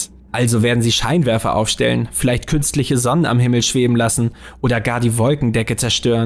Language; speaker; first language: German; native; German